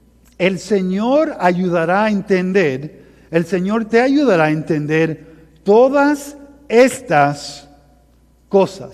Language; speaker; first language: Spanish; early bilingual, heritage; Spanish